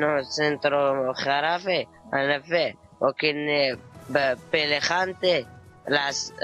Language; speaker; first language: Spanish; non-native, learner; Arabic